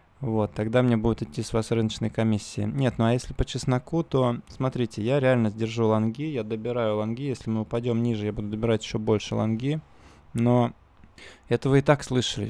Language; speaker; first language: Russian; native; Russian